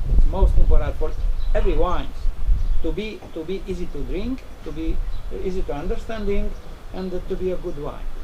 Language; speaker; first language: English; non-native, learner; Romanian